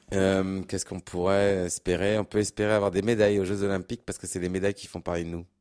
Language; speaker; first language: French; native; French